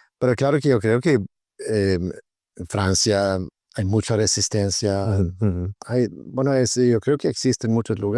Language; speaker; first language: Spanish; non-native, fluent; Swedish